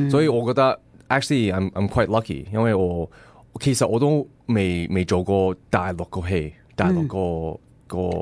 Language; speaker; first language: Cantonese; early bilingual, heritage; Cantonese